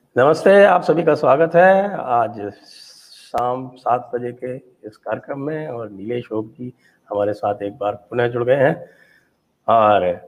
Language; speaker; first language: Hindi; native; Hindi